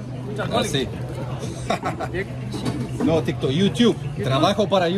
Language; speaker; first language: Spanish; non-native, learner; Croatian